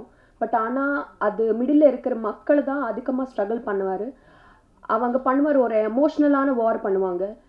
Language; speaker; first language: Tamil; non-native, learner; Telugu